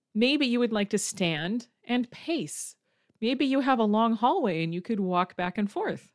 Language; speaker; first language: English; native; English